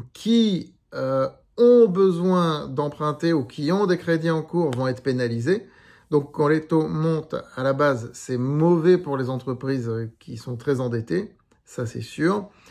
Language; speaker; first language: French; native; French